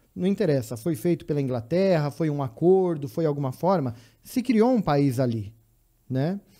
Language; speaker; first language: Portuguese; native; Portuguese